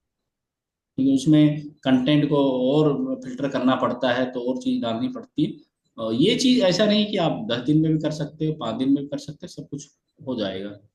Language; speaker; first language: Hindi; native; Hindi